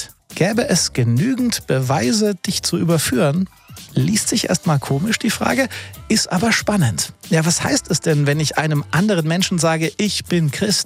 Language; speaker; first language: German; native; German